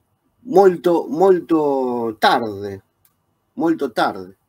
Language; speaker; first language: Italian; non-native, learner; Spanish